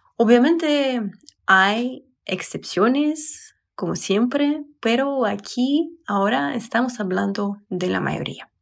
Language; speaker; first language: Spanish; non-native, fluent; Russian